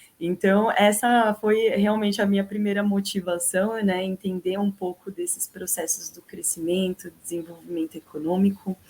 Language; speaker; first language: Portuguese; native; Portuguese